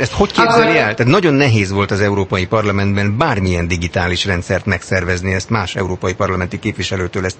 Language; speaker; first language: Hungarian; native; Hungarian